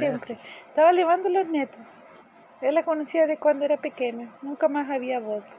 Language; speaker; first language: Portuguese; non-native, fluent; Spanish